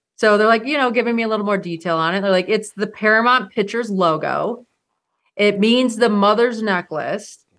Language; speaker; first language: English; native; English